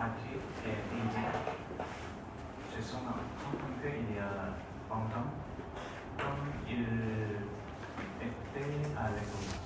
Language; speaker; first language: French; non-native, learner; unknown